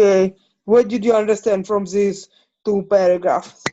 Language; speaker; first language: English; non-native, learner; Ukrainian